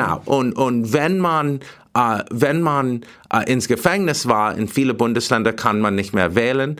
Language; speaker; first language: German; non-native, learner; English